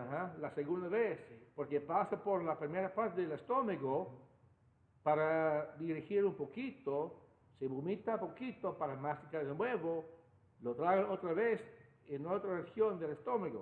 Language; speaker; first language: Spanish; non-native, fluent; English